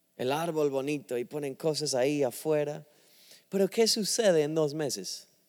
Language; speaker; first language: Spanish; non-native, fluent; English